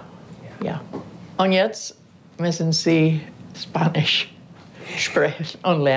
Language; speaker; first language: German; early bilingual, heritage; German